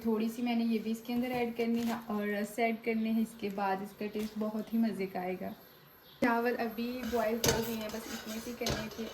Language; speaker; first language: Urdu; non-native, local second language; Punjabi